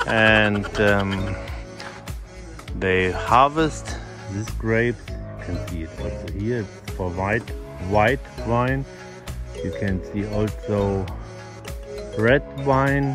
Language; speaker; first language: English; non-native, learner; German